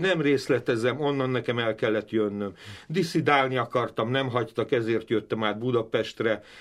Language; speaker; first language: Hungarian; native; Hungarian